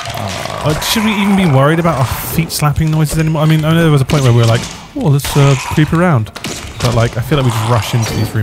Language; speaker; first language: English; native; English